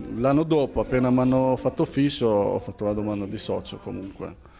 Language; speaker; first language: Italian; non-native, fluent; Albanian